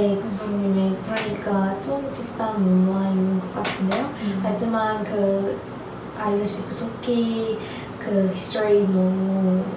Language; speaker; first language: Korean; non-native, learner; Turkish